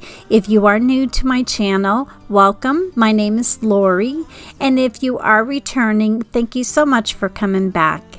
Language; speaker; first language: English; native; English